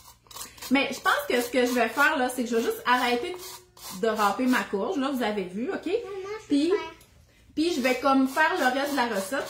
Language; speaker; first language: French; native; French